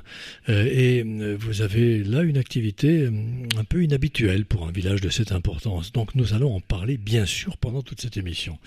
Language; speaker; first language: French; native; French